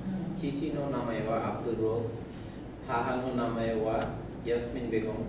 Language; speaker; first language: Japanese; non-native, learner; Bangla